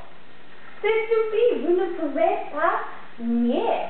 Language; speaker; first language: French; non-native, learner; English